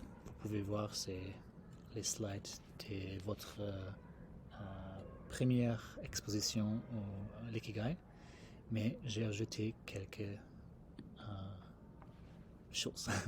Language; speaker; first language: French; non-native, fluent; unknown